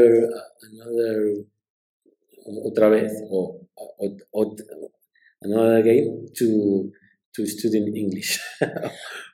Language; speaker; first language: English; non-native, learner; Spanish